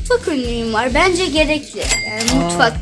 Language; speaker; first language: Turkish; early bilingual, heritage; Turkish